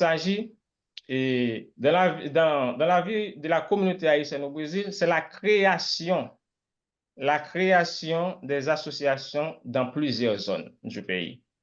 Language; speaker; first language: French; non-native, local second language; Haitian Creole